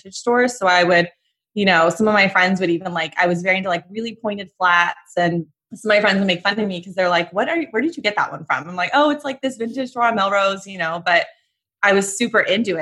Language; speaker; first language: English; native; English